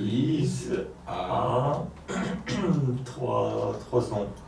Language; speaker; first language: French; non-native, learner; Polish